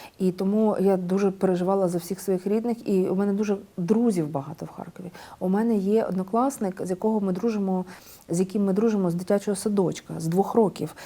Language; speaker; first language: Ukrainian; native; Ukrainian